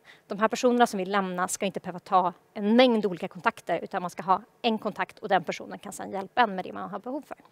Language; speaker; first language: Swedish; native; Swedish